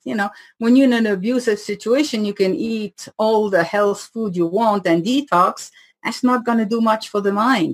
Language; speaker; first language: English; non-native, fluent; French